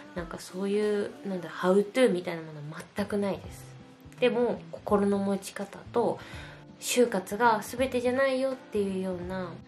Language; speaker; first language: Japanese; native; Japanese